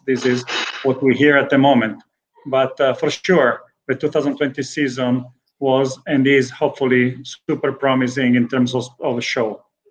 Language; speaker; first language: English; non-native, fluent; Italian